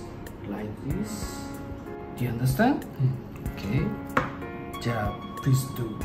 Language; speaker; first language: English; non-native, learner; Japanese